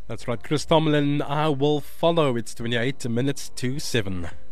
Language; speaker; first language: English; non-native, local second language; Afrikaans